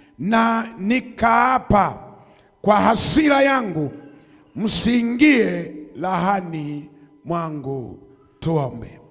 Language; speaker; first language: Swahili; native; Swahili